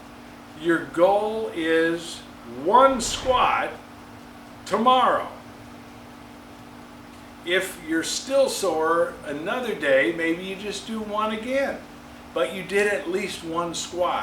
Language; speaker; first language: English; native; English